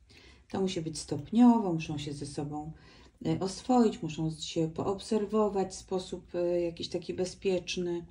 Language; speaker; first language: Polish; native; Polish